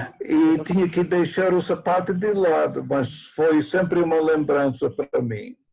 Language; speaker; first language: Portuguese; non-native, fluent; English